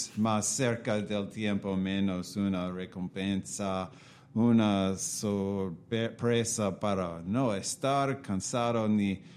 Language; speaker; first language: Spanish; non-native, learner; English